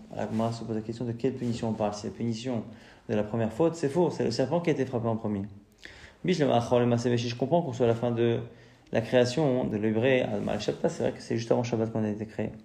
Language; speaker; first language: French; native; French